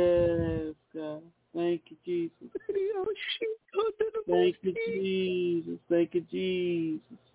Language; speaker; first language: English; native; English